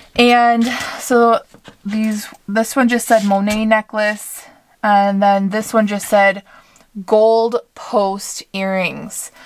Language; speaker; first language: English; native; English